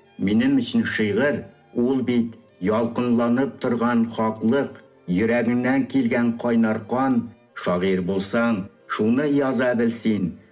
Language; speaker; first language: Tatar; early bilingual, heritage; Tatar